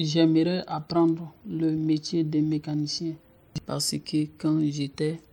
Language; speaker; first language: French; non-native, learner; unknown